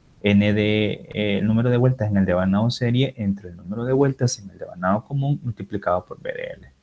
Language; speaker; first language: Spanish; native; Spanish